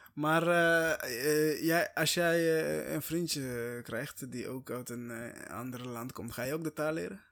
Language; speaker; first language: Dutch; non-native, fluent; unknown